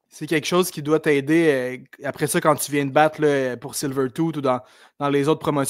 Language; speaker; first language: French; native; French